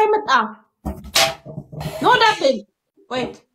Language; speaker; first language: English; non-native, learner; Amharic